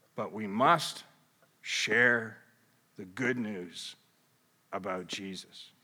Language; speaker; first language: English; native; English